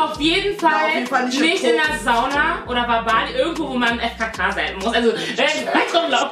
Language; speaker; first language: German; native; German